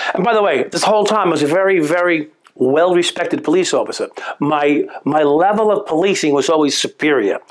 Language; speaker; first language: English; native; English